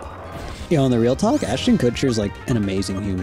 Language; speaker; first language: English; native; English